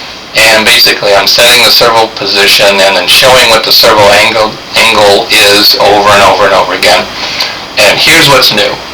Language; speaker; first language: English; native; English